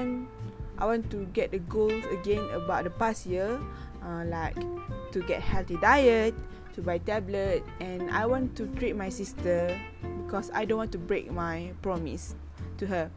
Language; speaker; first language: English; non-native, learner; Malay